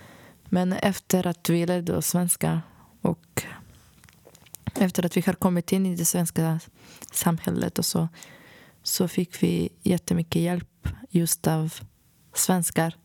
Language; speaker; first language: Swedish; non-native, fluent; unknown